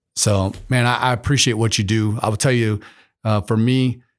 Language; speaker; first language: English; native; English